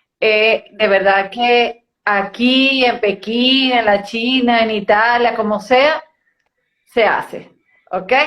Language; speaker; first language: Spanish; native; Spanish